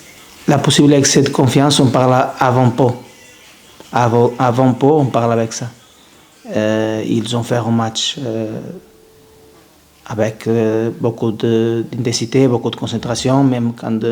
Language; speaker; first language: French; non-native, fluent; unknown